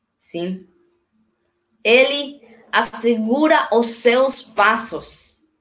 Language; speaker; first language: Portuguese; non-native, learner; Spanish